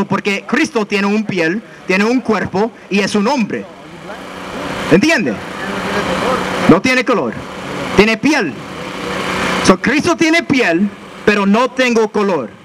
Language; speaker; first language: Spanish; non-native, learner; English